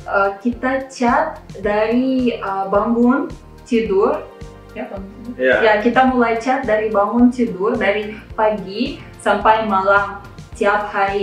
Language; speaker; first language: Indonesian; non-native, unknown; Russian